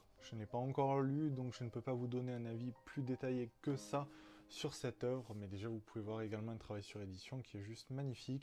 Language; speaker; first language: French; native; French